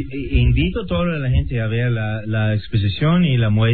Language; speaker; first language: Spanish; non-native, learner; English